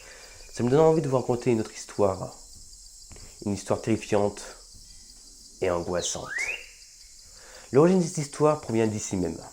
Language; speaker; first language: French; native; French